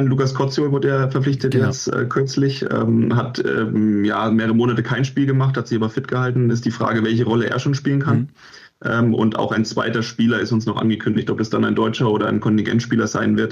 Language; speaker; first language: German; native; German